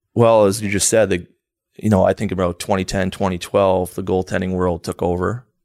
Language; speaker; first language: English; native; English